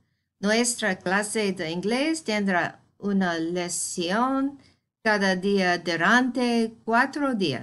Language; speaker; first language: Spanish; non-native, fluent; English